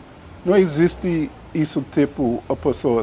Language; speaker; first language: Portuguese; non-native, learner; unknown